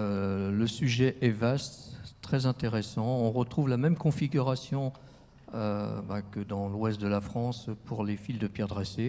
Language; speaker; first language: French; native; French